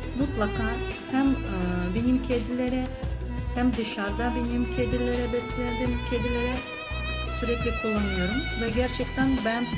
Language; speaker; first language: Turkish; non-native, learner; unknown